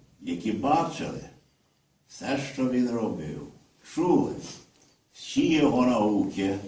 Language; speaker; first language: Ukrainian; early bilingual, heritage; Ukrainian